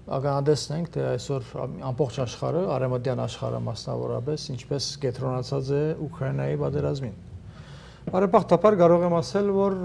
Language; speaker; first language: Armenian; early bilingual, heritage; Armenian